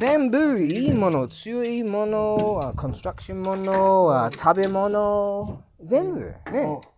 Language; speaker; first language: Japanese; non-native, learner; English